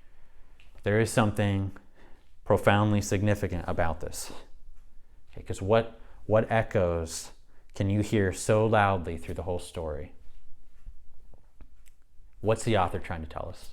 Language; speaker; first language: English; native; English